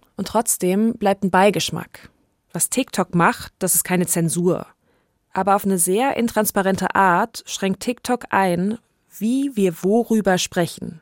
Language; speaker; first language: German; native; German